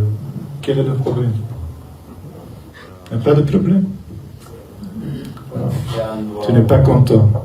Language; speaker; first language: French; non-native, local second language; Dutch